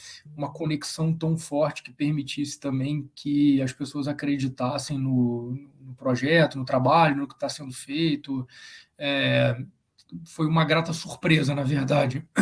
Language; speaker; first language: Portuguese; native; Portuguese